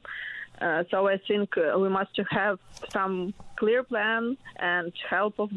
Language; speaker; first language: English; non-native, learner; Ukrainian